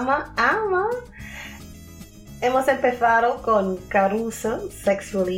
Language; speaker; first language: Spanish; non-native, fluent; French